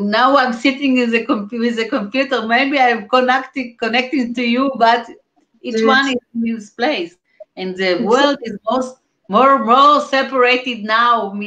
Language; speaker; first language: English; non-native, fluent; Hebrew